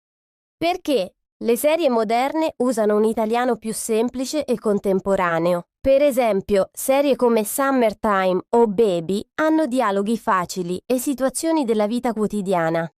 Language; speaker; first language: Italian; non-native, fluent; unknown